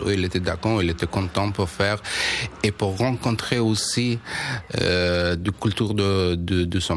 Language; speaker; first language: French; non-native, learner; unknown